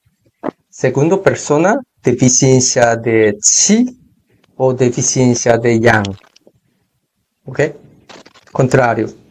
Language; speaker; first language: Spanish; non-native, learner; Korean